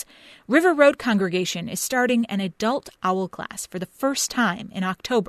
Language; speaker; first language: English; native; English